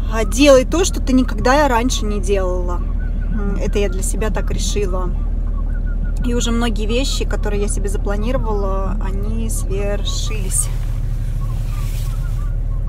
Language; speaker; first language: Russian; native; Russian